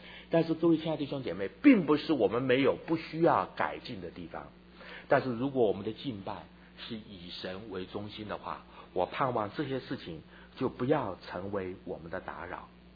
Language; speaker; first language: Chinese; native; Chinese